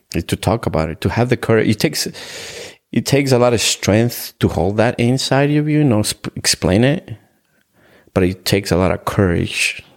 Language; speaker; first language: English; non-native, fluent; Spanish